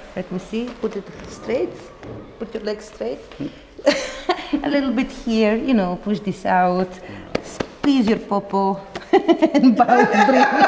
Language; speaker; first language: English; non-native, fluent; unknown